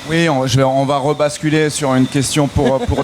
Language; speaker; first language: French; native; French